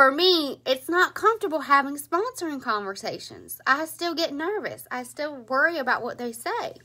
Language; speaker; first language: English; native; English